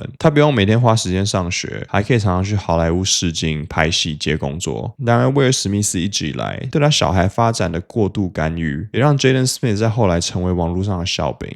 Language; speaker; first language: Chinese; native; Chinese